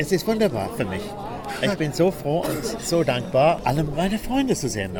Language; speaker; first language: German; non-native, learner; English